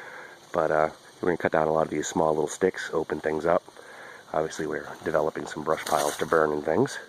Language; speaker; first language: English; native; English